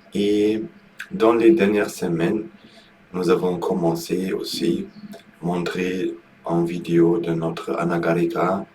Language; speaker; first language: French; non-native, learner; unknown